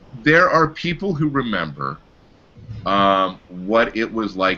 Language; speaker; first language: English; native; English